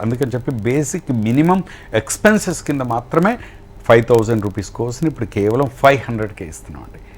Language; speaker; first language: Telugu; native; Telugu